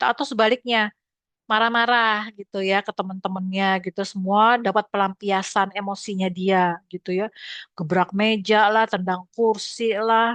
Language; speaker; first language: Indonesian; non-native, local second language; Sundanese